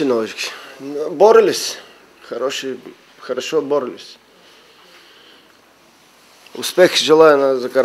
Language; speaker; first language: Russian; non-native, learner; Bulgarian